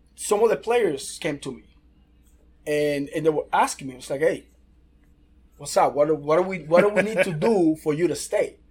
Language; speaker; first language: English; non-native, fluent; Spanish